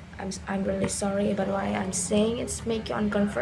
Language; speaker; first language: English; non-native, learner; Indonesian